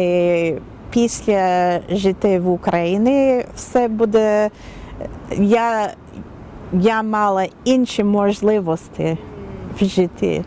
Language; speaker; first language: Ukrainian; non-native, learner; English